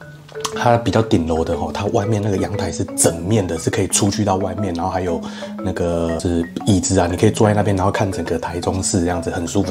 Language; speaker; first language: Chinese; native; Chinese